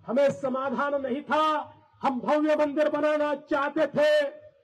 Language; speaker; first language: Hindi; non-native, local second language; Marathi